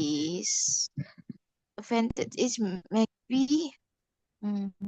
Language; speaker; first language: English; non-native, learner; Indonesian